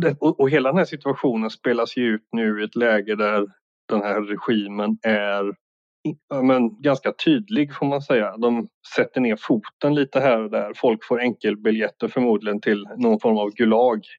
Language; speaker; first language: Swedish; native; Swedish